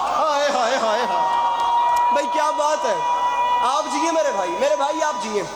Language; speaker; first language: Urdu; non-native, local second language; Punjabi